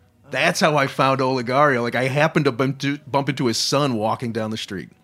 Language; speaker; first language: English; native; English